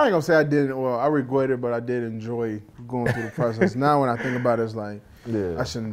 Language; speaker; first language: English; native; English